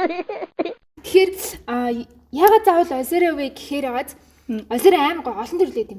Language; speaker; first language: Mongolian; native; Mongolian